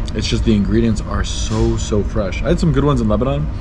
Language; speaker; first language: English; native; English